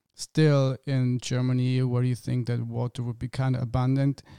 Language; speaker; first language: English; non-native, fluent; German